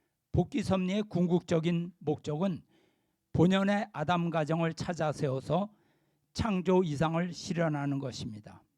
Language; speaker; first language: Korean; native; Korean